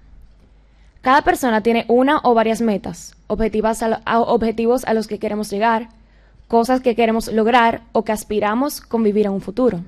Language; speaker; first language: Spanish; early bilingual, heritage; Spanish